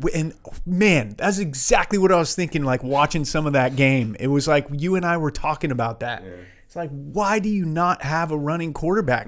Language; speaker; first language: English; native; English